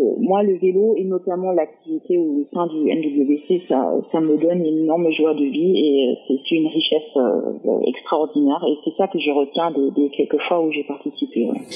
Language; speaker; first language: French; non-native, fluent; German